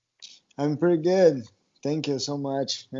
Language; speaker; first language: English; non-native, learner; Portuguese